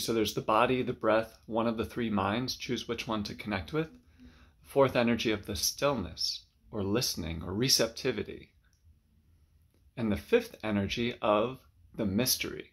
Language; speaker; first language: English; native; English